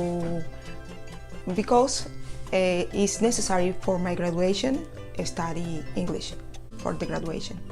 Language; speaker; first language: English; non-native, learner; Spanish